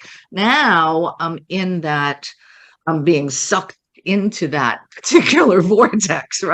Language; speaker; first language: English; native; English